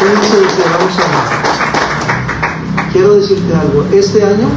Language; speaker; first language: Spanish; native; Spanish